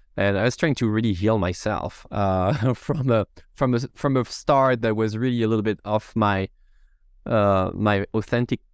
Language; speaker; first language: English; non-native, fluent; French